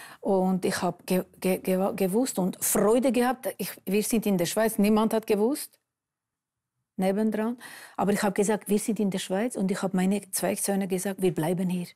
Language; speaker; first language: German; non-native, fluent; Armenian